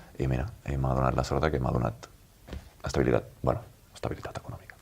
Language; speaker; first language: Catalan; native; Catalan